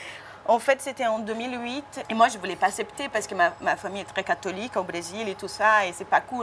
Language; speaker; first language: French; non-native, fluent; Portuguese